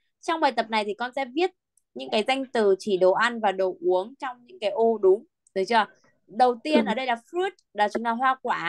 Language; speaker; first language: Vietnamese; native; Vietnamese